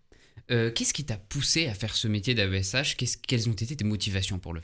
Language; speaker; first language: French; native; French